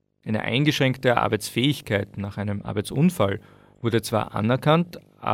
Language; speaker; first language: German; native; German